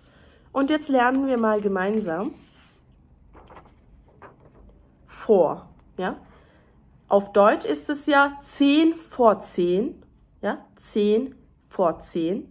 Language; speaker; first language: German; early bilingual, other home language; Turkish